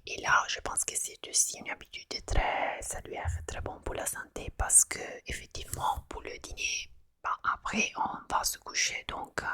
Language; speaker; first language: French; non-native, fluent; Italian